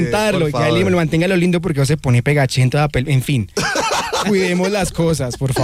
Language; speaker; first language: Spanish; native; Spanish